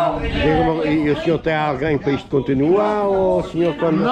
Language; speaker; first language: Portuguese; native; Portuguese